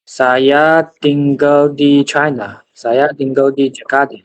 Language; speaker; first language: Indonesian; non-native, learner; Chinese